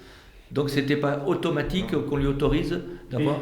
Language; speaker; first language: French; native; French